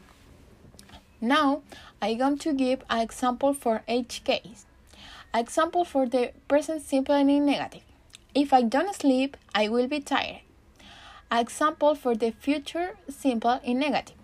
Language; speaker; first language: English; non-native, learner; Spanish